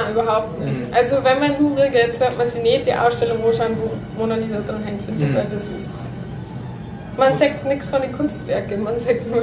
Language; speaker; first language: German; native; German